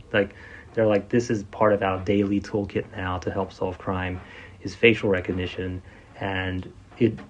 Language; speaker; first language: English; native; English